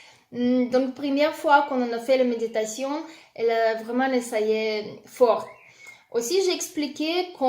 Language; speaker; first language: French; non-native, learner; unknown